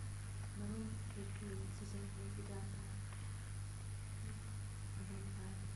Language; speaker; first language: Italian; early bilingual, heritage; Italian